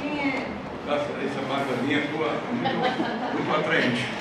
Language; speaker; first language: Portuguese; non-native, fluent; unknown